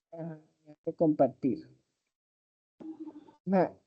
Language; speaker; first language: Spanish; native; Spanish